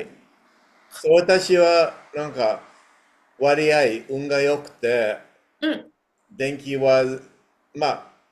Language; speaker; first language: Japanese; non-native, fluent; English